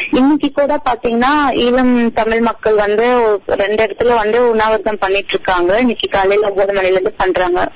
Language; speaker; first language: Tamil; non-native, local second language; Telugu